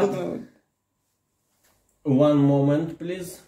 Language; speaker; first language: English; non-native, learner; Russian